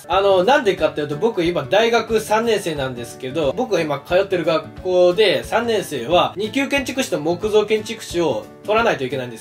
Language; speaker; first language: Japanese; native; Japanese